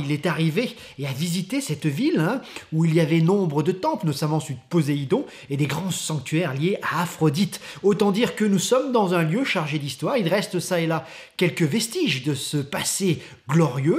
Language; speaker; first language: French; native; French